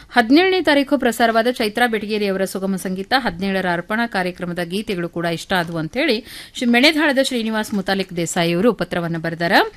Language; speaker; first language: Kannada; native; Kannada